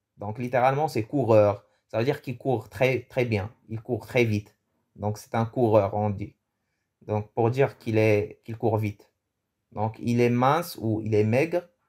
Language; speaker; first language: French; early bilingual, other home language; Arabic